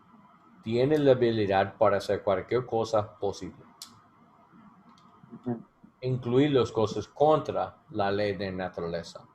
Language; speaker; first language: Spanish; non-native, learner; English